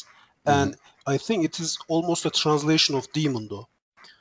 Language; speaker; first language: English; non-native, fluent; Turkish